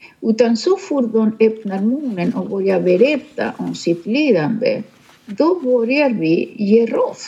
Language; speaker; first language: Swedish; non-native, fluent; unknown